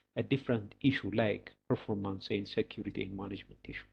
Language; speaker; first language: English; non-native, local second language; Amharic